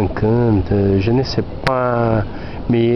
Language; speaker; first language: French; non-native, learner; Portuguese